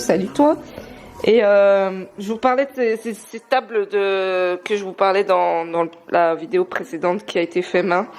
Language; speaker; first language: French; native; French